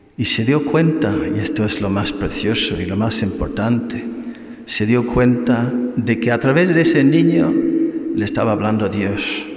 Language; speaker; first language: Spanish; non-native, fluent; English